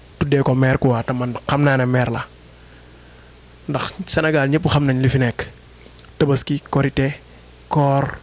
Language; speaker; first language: Wolof; native; Wolof